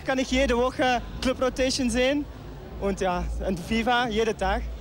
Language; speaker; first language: German; non-native, learner; Dutch